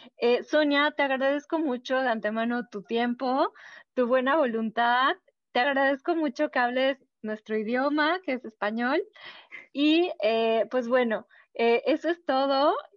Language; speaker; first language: Spanish; native; Spanish